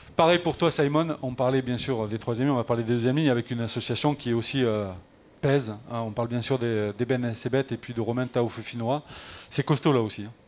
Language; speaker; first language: French; native; French